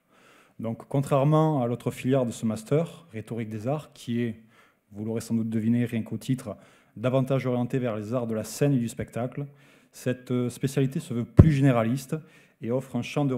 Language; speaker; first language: French; native; French